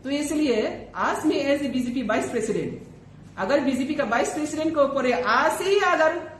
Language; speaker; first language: Hindi; non-native, local second language; Bangla